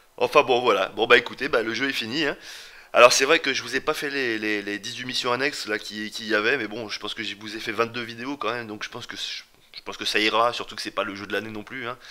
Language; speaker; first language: French; native; French